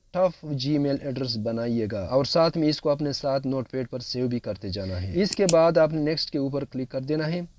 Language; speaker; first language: Urdu; non-native, local second language; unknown